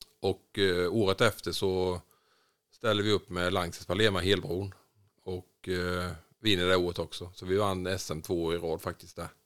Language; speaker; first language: Swedish; native; Swedish